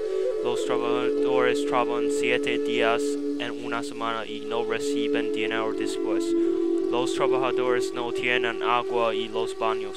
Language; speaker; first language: Spanish; non-native, learner; English